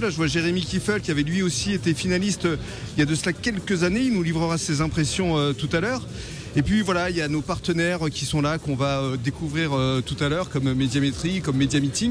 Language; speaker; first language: French; native; French